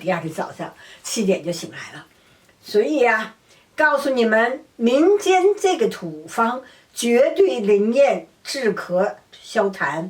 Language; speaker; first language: Chinese; native; Chinese